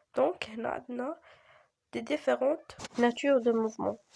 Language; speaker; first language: French; non-native, local second language; Arabic